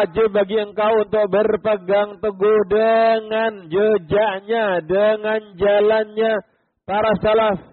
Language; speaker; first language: Indonesian; native; Indonesian